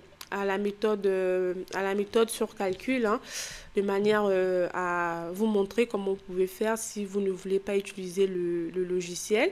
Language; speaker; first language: French; native; French